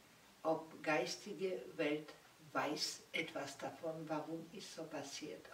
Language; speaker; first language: German; non-native, learner; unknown